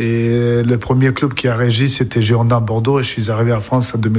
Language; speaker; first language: French; non-native, fluent; Serbian